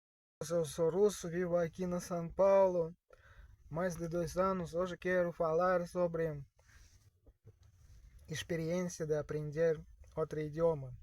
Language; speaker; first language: Portuguese; non-native, fluent; Russian